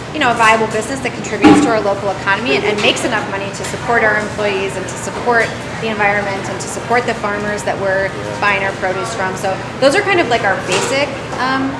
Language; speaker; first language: English; native; English